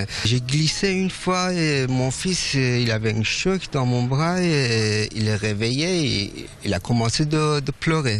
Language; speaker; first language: French; non-native, fluent; Persian